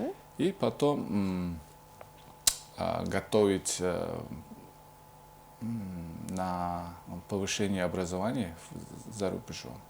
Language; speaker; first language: Russian; non-native, fluent; Mongolian